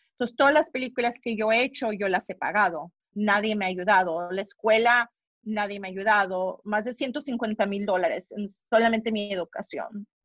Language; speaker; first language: Spanish; early bilingual, heritage; Spanish